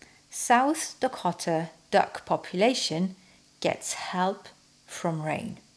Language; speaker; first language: French; native; French